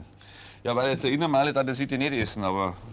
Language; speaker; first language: German; native; German